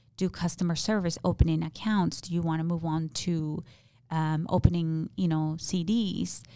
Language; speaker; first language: English; non-native, fluent; Spanish